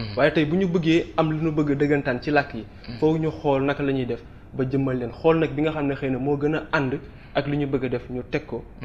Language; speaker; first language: Wolof; non-native, local second language; Bambara